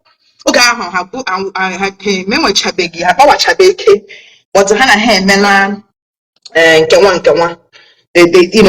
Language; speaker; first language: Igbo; early bilingual, heritage; Igbo